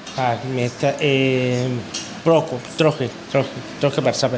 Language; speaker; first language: Polish; non-native, learner; Spanish